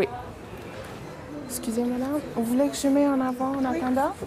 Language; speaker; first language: French; non-native, learner; Persian